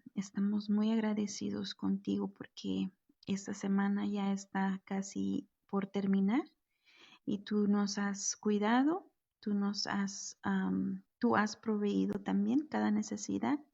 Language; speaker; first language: Spanish; native; Spanish